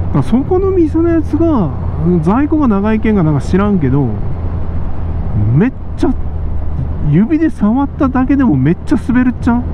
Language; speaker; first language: Japanese; native; Japanese